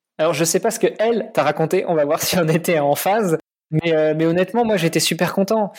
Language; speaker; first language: French; native; French